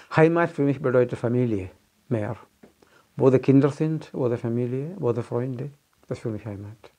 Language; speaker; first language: German; non-native, fluent; Malayalam